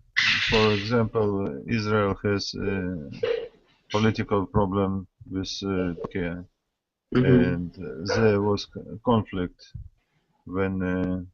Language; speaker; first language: English; non-native, learner; Russian